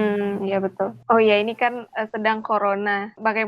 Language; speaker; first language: Indonesian; native; Indonesian